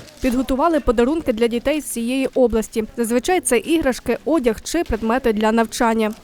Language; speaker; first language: Ukrainian; native; Ukrainian